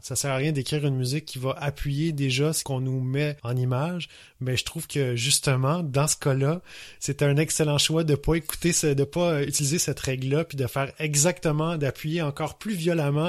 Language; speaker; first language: French; native; French